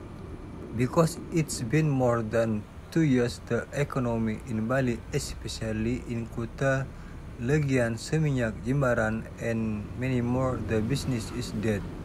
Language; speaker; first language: English; non-native, learner; Indonesian